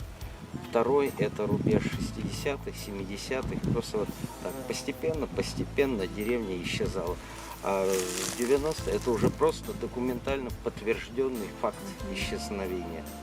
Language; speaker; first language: Russian; native; Russian